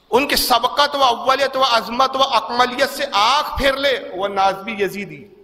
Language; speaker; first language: Urdu; native; Urdu